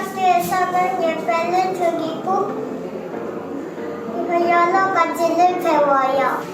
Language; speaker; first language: Korean; early bilingual, heritage; Korean